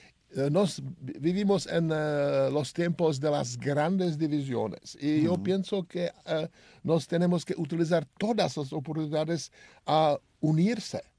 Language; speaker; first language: Spanish; non-native, learner; Czech